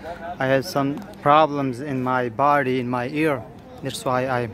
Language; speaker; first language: English; non-native, fluent; Pashto